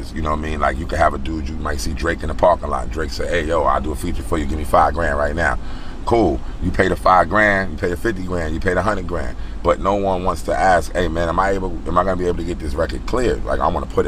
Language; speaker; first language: English; native; English